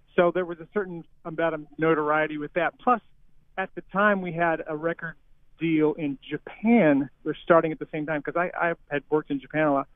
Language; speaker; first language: English; native; English